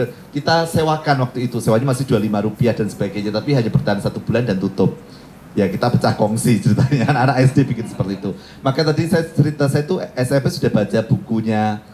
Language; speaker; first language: Indonesian; native; Indonesian